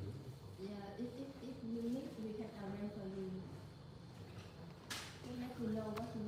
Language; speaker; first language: English; non-native, learner; Vietnamese